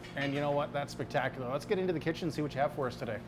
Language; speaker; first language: English; native; English